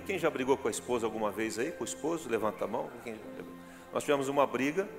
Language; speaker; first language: Portuguese; native; Portuguese